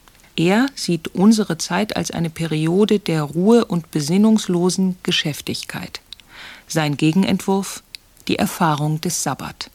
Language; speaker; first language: German; native; German